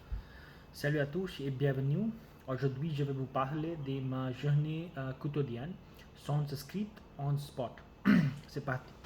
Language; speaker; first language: French; non-native, learner; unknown